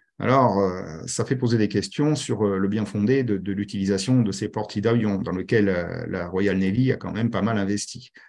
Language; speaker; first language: French; native; French